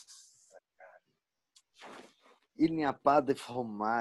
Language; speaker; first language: French; non-native, learner; Portuguese